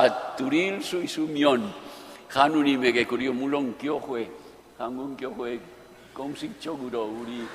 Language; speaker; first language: Korean; non-native, fluent; Japanese